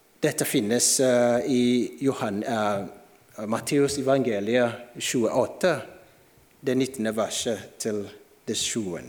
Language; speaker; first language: Norwegian; non-native, fluent; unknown